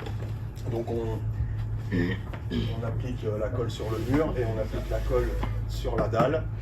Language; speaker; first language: French; native; French